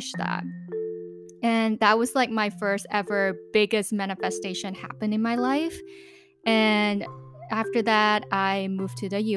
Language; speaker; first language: English; non-native, local second language; Cantonese